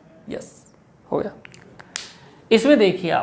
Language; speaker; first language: Hindi; native; Hindi